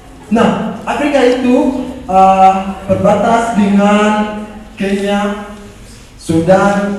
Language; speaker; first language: Indonesian; non-native, fluent; Ganda